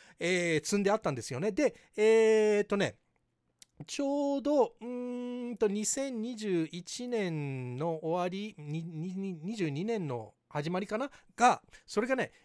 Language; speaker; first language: Japanese; early bilingual, heritage; Japanese